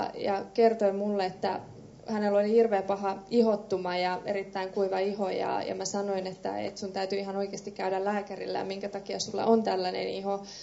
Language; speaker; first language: Finnish; early bilingual, other home language; Persian